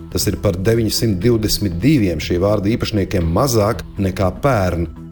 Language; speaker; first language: Latvian; non-native, local second language; Russian